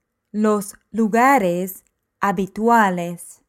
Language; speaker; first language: Spanish; non-native, fluent; English